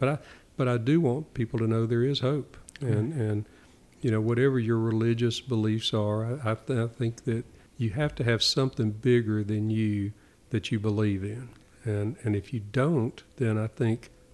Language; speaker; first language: English; native; English